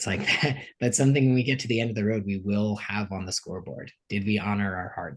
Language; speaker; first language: English; native; English